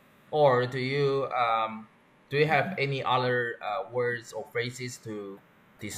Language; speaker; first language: English; non-native, learner; Chinese